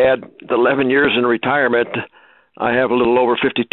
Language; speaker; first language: English; native; English